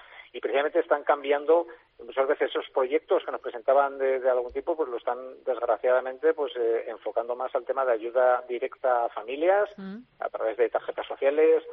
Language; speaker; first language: Spanish; native; Spanish